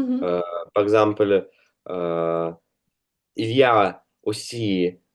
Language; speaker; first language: French; non-native, learner; Russian